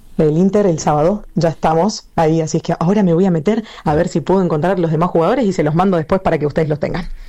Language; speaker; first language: Spanish; native; Spanish